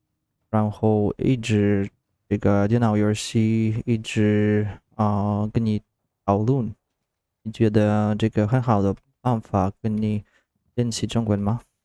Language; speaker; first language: Chinese; non-native, learner; Russian